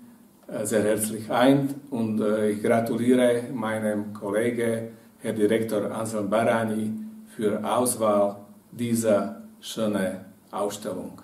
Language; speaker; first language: German; non-native, fluent; Slovak